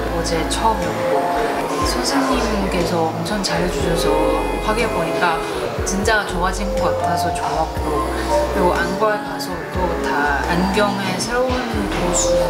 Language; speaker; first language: Korean; non-native, fluent; Chinese